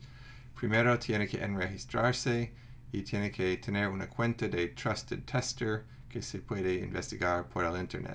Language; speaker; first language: Spanish; non-native, fluent; English